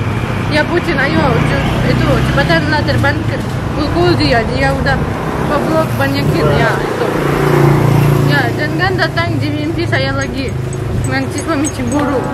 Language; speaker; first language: Indonesian; non-native, learner; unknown